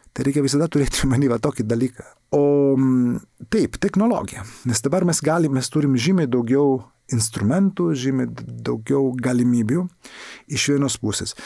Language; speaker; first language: Lithuanian; non-native, fluent; Italian